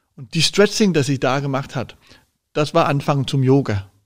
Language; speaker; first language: German; non-native, fluent; Danish